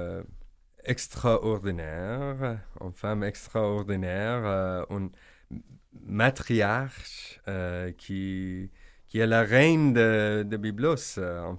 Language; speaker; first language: French; non-native, learner; Persian